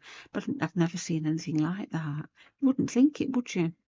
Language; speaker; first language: English; native; English